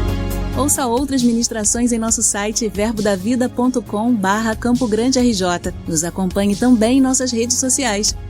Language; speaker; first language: Portuguese; native; Portuguese